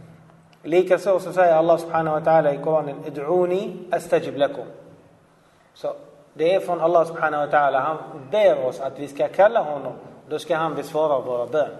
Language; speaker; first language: Swedish; non-native, fluent; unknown